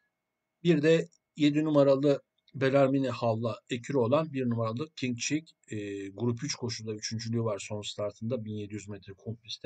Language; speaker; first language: Turkish; native; Turkish